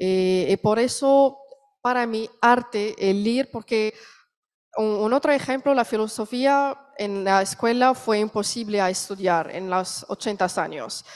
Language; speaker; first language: Spanish; non-native, learner; Arabic